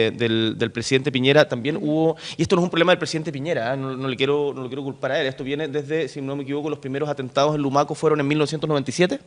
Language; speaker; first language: Spanish; native; Spanish